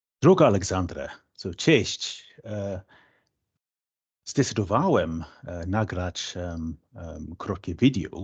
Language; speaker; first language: Polish; non-native, fluent; English